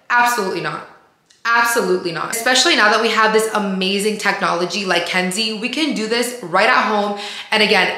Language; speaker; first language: English; native; English